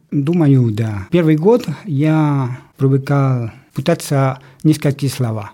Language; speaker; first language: Russian; non-native, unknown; Spanish